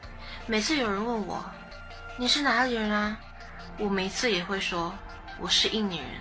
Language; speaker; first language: Chinese; non-native, fluent; Indonesian